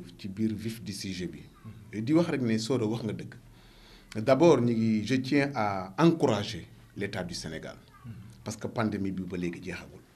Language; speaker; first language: Wolof; native; Wolof